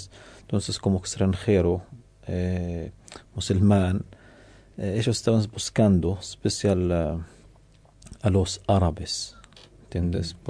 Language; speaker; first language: Spanish; non-native, learner; Arabic